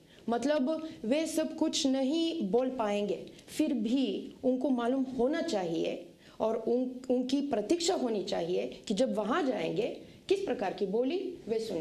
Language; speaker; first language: Hindi; non-native, fluent; Bulgarian